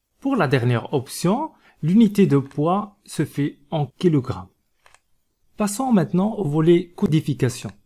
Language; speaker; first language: French; non-native, local second language; Arabic